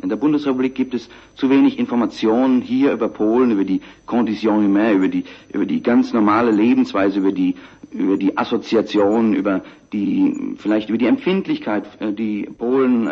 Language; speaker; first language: German; native; German